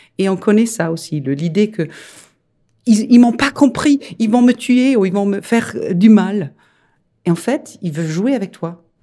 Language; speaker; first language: French; non-native, fluent; Danish